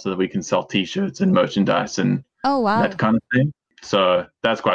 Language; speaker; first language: English; native; English